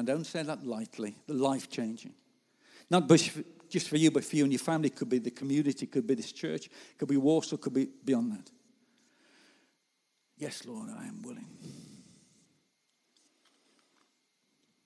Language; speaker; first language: English; native; English